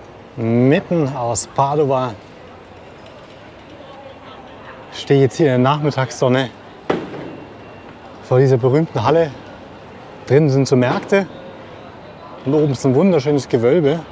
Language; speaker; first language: German; native; German